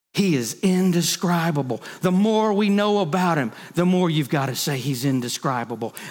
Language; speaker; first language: English; native; English